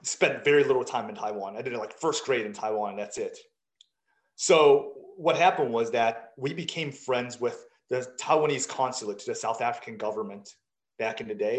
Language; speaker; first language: English; early bilingual, other home language; Chinese